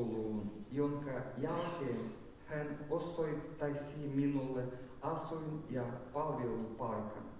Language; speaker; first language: Finnish; non-native, learner; Russian